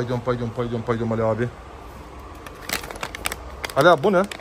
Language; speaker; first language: Russian; non-native, learner; Turkish